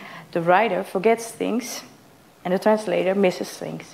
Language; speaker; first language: English; non-native, fluent; Dutch